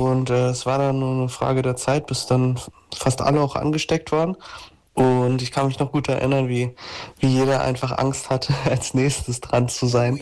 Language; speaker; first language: German; native; German